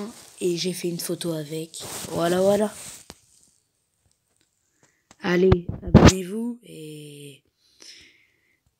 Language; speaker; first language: French; native; French